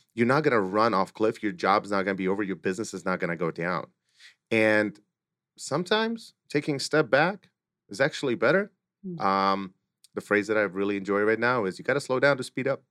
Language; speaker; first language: English; early bilingual, other home language; Russian